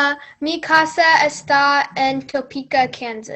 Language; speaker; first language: Spanish; non-native, learner; English